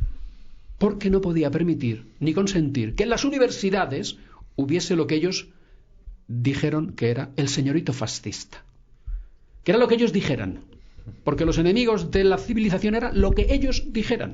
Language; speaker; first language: Spanish; native; Spanish